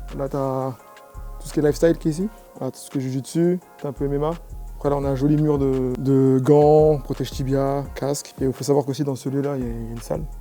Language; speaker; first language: French; native; French